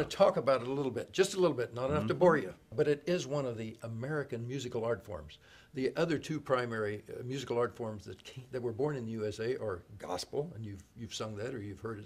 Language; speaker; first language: English; native; English